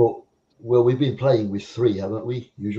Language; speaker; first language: English; native; English